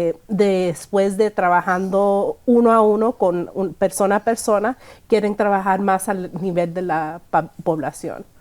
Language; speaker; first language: Spanish; early bilingual, heritage; Spanish